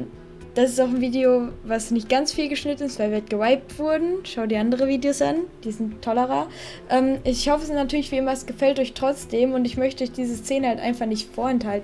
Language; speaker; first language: German; native; German